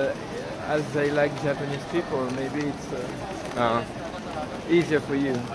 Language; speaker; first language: English; non-native, learner; French